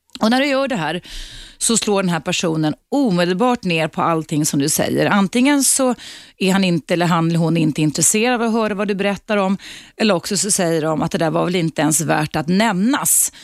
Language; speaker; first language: Swedish; native; Swedish